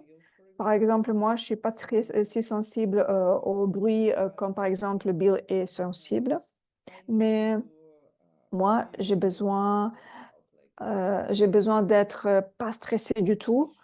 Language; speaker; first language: French; non-native, fluent; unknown